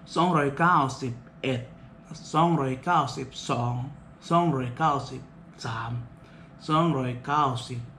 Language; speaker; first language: Thai; non-native, learner; Indonesian